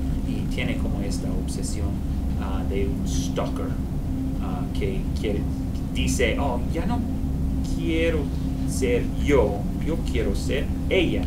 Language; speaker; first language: Spanish; non-native, fluent; English